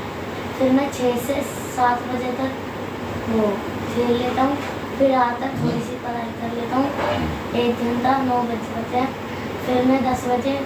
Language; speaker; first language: Hindi; native; Hindi